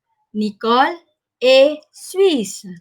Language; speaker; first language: French; non-native, fluent; Indonesian